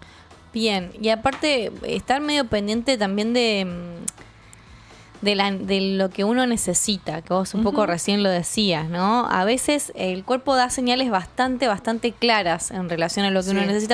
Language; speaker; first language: Spanish; native; Spanish